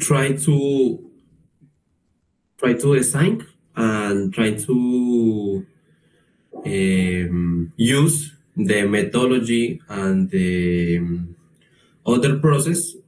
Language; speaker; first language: English; non-native, learner; Spanish